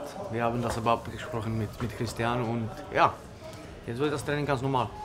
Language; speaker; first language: German; non-native, fluent; Czech